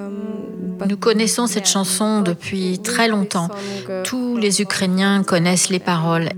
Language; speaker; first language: French; non-native, fluent; Ukrainian